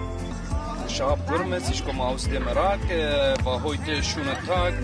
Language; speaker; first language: German; non-native, learner; Arabic